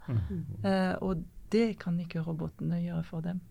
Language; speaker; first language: Norwegian; non-native, fluent; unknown